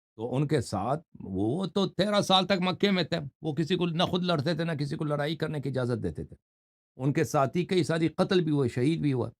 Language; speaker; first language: Urdu; non-native, fluent; Persian